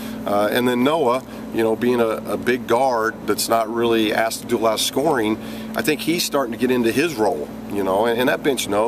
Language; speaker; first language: English; native; English